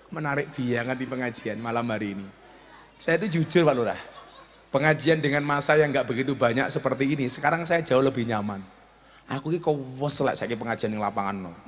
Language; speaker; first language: Indonesian; native; Indonesian